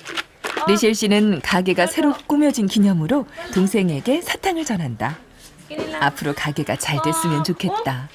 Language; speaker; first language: Korean; native; Korean